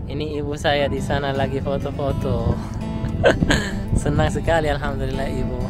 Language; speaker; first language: Indonesian; non-native, learner; Arabic